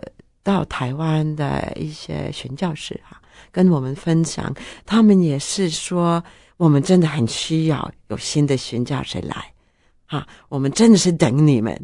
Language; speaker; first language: Chinese; non-native, fluent; Norwegian